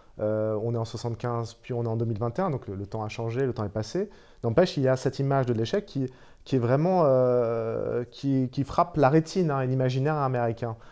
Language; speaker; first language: French; native; French